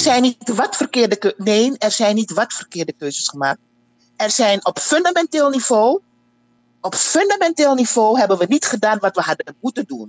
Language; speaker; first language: Dutch; native; Dutch